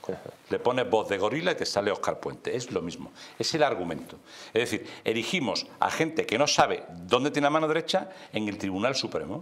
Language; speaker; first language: Spanish; native; Spanish